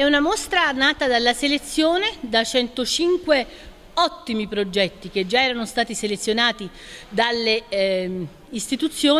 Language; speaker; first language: Italian; native; Italian